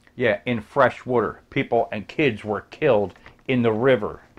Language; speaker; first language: English; native; English